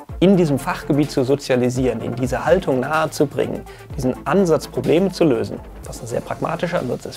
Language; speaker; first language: German; native; German